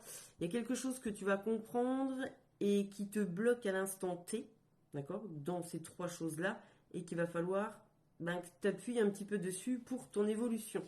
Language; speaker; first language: French; native; French